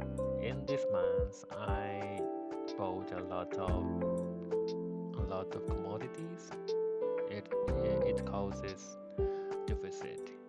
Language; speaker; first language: English; non-native, learner; Japanese